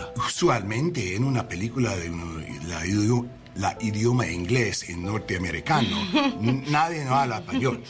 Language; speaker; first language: Spanish; non-native, learner; English